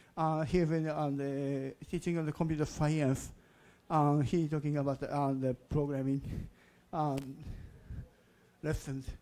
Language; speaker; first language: English; non-native, learner; Japanese